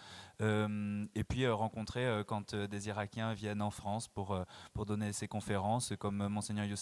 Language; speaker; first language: French; native; French